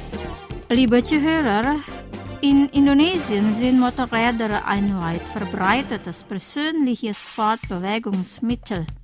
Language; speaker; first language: German; non-native, fluent; Indonesian